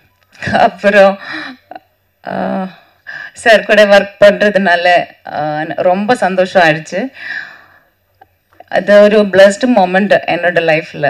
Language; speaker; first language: Tamil; non-native, learner; Malayalam